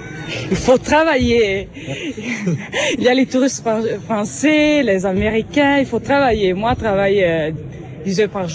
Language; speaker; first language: French; non-native, fluent; Italian